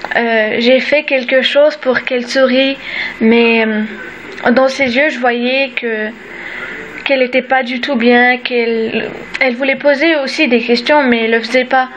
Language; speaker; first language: French; early bilingual, other home language; Armenian